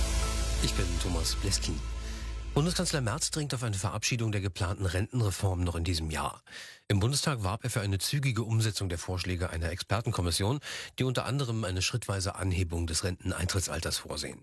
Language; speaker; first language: German; native; German